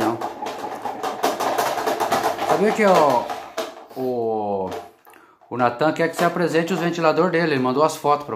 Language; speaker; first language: Portuguese; native; Portuguese